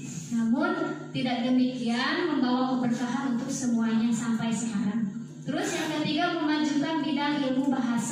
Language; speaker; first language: Indonesian; native; Indonesian